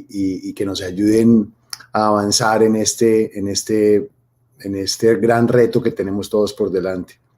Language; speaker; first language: Spanish; native; Spanish